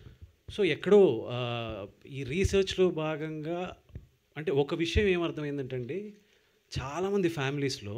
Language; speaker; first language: Telugu; native; Telugu